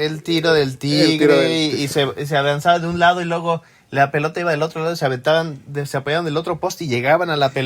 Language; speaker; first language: Spanish; native; Spanish